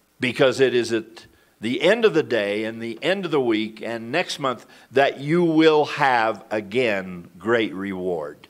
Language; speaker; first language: English; native; English